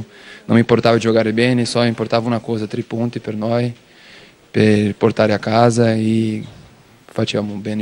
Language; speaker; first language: Italian; non-native, learner; Portuguese